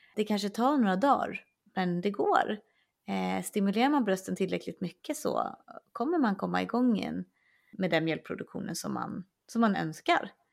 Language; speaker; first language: Swedish; native; Swedish